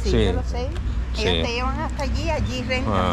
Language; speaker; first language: Spanish; native; Spanish